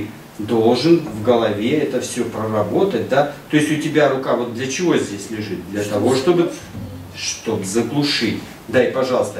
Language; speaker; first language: Russian; native; Russian